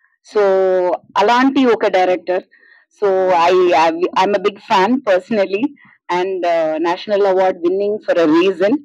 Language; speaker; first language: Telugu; non-native, local second language; Tamil